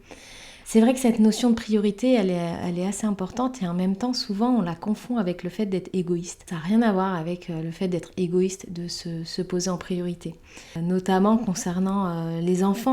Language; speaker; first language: French; native; French